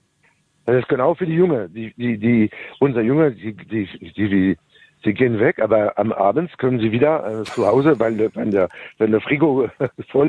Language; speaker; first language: German; non-native, learner; French